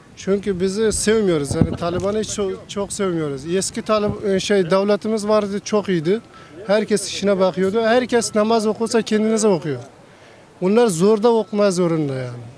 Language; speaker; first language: Turkish; non-native, learner; Persian